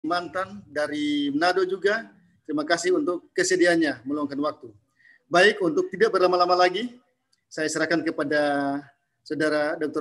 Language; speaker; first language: Indonesian; native; Indonesian